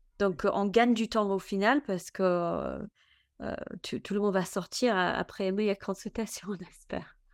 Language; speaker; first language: French; non-native, fluent; English